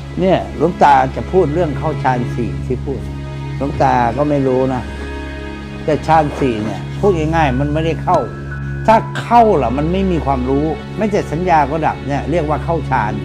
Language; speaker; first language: Thai; native; Thai